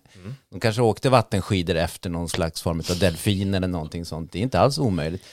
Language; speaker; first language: Swedish; native; Swedish